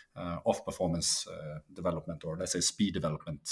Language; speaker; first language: English; non-native, fluent; Norwegian